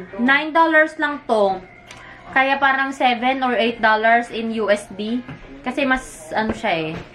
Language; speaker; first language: Filipino; native; Filipino